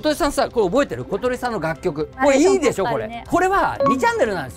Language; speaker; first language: Japanese; native; Japanese